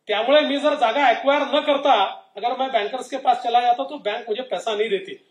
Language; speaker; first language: Hindi; non-native, local second language; Marathi